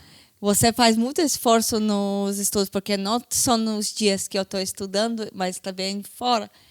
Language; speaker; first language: Portuguese; non-native, fluent; Hebrew